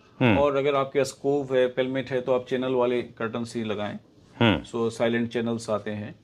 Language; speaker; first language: Hindi; native; Hindi